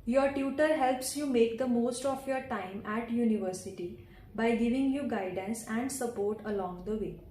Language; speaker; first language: English; non-native, local second language; Punjabi